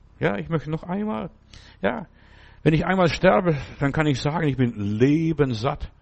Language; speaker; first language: German; non-native, fluent; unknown